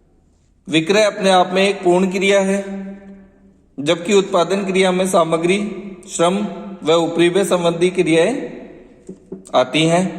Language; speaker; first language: Hindi; native; Hindi